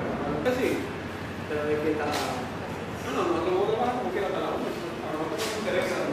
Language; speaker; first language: Spanish; native; Spanish